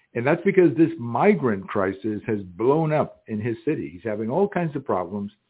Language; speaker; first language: English; early bilingual, other home language; Spanish